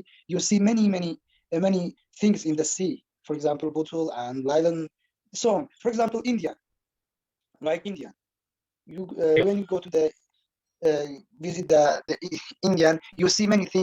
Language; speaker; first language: English; non-native, learner; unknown